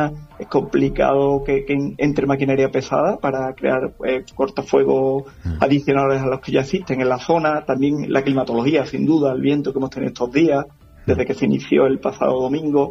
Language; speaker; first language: Spanish; native; Spanish